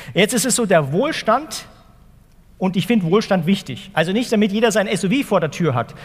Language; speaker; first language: German; native; German